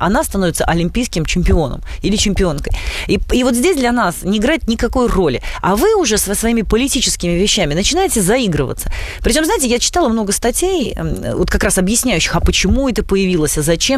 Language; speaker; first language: Russian; native; Russian